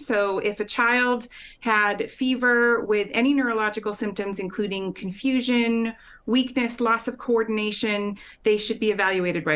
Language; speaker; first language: English; native; English